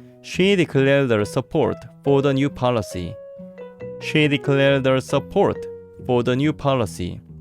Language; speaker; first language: English; non-native, fluent; Korean